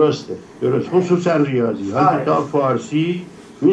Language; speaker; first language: Persian; native; Persian